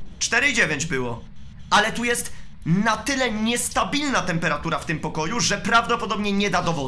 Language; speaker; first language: Polish; native; Polish